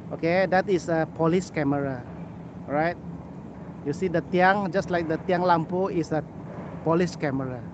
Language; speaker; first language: English; non-native, local second language; Malay